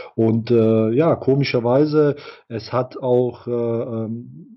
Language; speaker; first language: German; non-native, fluent; Bosnian